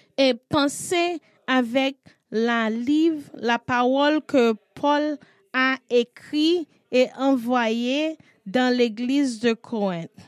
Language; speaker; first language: French; non-native, learner; English